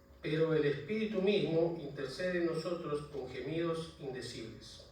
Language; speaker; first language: Spanish; native; Spanish